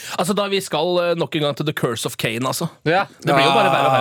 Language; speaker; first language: Norwegian; native; Norwegian